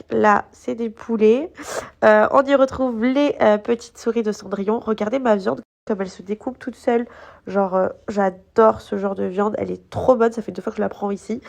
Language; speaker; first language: French; native; French